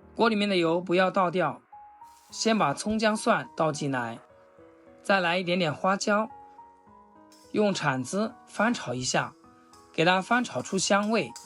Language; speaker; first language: Chinese; native; Chinese